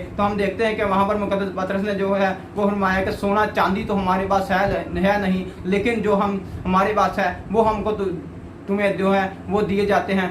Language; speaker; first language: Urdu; native; Urdu